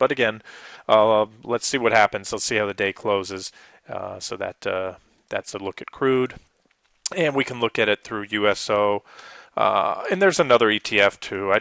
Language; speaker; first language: English; native; English